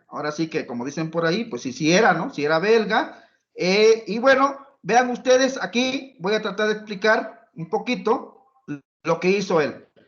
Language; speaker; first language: Spanish; native; Spanish